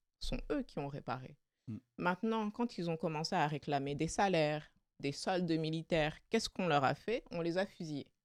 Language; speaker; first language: French; early bilingual, other home language; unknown